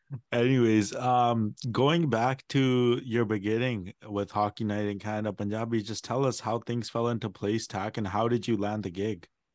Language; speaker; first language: English; early bilingual, other home language; Punjabi